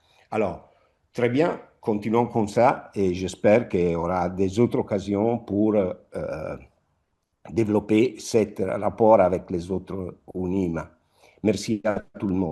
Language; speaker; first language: French; non-native, fluent; Italian